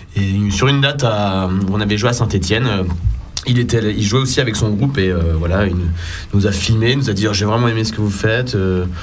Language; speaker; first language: French; native; French